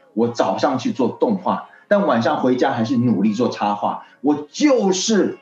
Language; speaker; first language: Chinese; native; Chinese